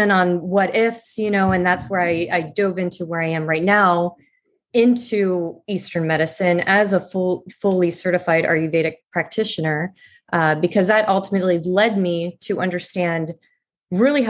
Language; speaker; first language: English; native; English